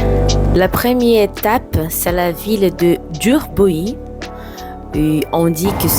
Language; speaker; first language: French; non-native, fluent; Portuguese